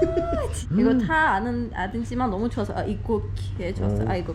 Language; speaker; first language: Korean; non-native, learner; Persian